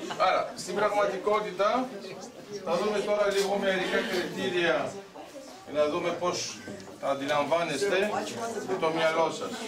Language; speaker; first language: Greek; early bilingual, heritage; Greek